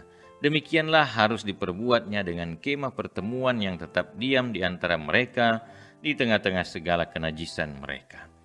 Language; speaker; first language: Indonesian; native; Indonesian